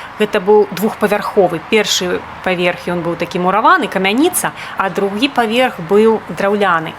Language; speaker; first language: Belarusian; native; Belarusian